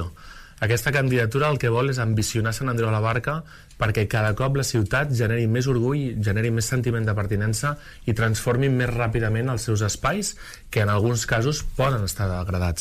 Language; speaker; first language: Catalan; native; Catalan